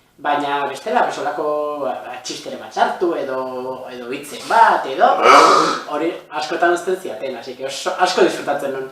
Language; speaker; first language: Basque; native; Basque